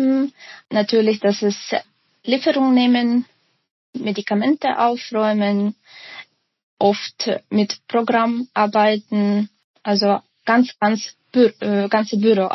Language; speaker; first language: German; non-native, fluent; Ukrainian